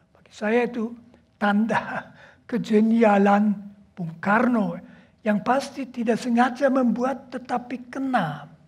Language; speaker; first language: Indonesian; non-native, fluent; German